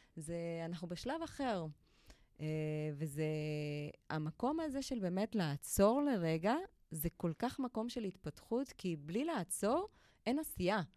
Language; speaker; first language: Hebrew; non-native, fluent; Spanish